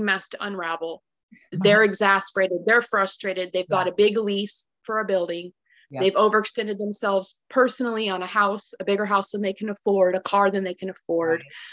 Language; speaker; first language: English; native; English